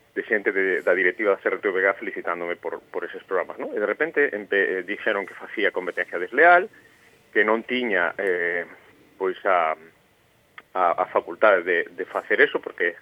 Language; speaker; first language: Galician; native; Galician